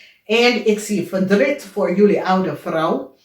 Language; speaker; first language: Dutch; non-native, learner; English